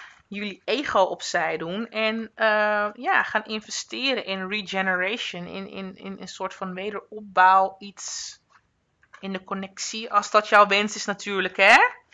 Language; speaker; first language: Dutch; native; Dutch